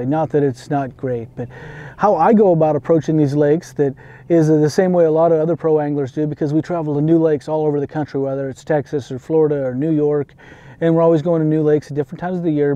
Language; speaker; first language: English; native; English